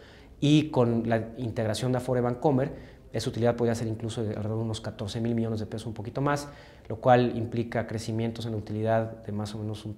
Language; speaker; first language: Spanish; native; Spanish